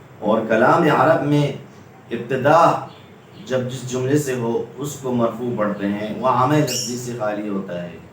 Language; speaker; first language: Urdu; non-native, local second language; Pashto